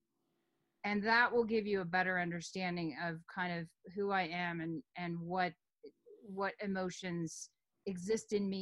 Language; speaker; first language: English; native; English